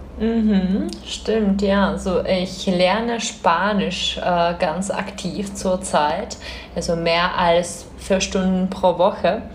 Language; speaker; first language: German; non-native, fluent; Czech